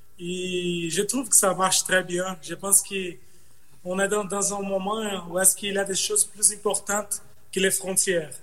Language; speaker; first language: French; non-native, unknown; Portuguese